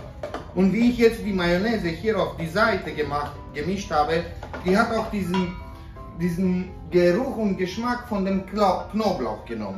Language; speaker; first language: German; non-native, fluent; Romanian